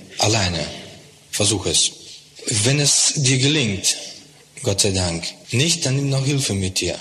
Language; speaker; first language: German; non-native, fluent; Russian